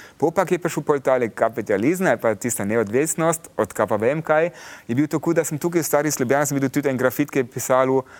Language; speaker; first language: Slovenian; early bilingual, heritage; Slovenian